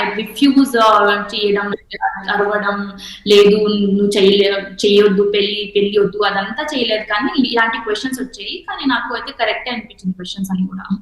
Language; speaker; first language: Telugu; non-native, local second language; Hindi